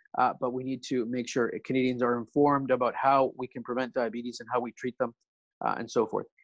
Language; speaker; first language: English; early bilingual, other home language; Italian